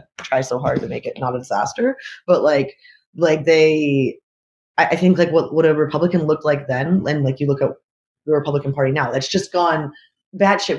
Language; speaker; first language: English; native; English